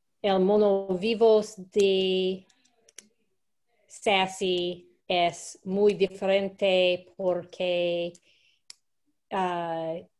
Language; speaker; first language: Spanish; non-native, learner; English